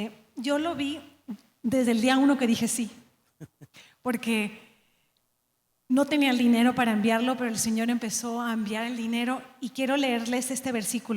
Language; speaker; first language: Spanish; native; Spanish